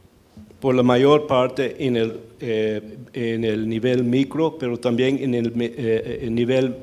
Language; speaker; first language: Spanish; early bilingual, heritage; Spanish